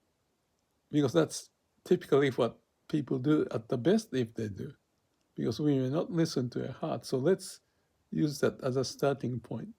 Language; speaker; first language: English; non-native, fluent; Japanese